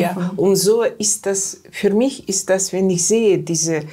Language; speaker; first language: German; non-native, learner; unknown